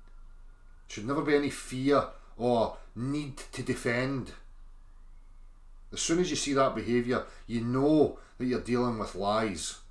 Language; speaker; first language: English; native; English